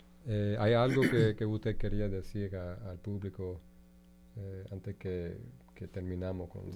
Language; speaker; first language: Spanish; non-native, fluent; English